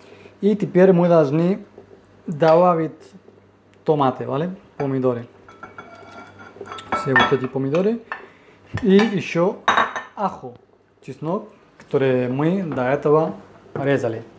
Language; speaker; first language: Russian; non-native, fluent; Spanish